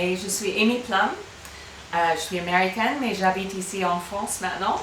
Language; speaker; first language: French; non-native, fluent; English